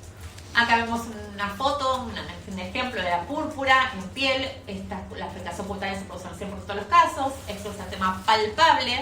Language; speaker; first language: Spanish; native; Spanish